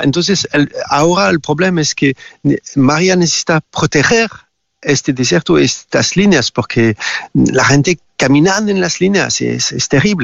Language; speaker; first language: Spanish; non-native, learner; French